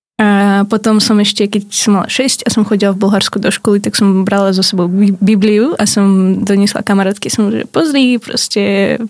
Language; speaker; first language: Slovak; early bilingual, other home language; Ukrainian